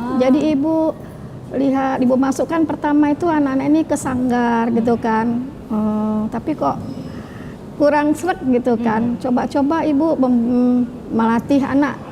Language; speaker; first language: Indonesian; native; Indonesian